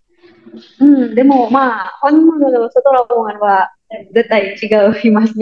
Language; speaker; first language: Japanese; non-native, learner; Indonesian